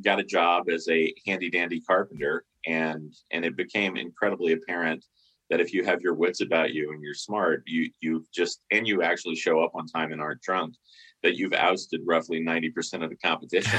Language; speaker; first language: English; native; English